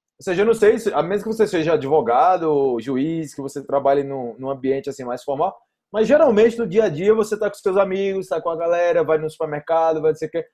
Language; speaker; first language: Portuguese; native; Portuguese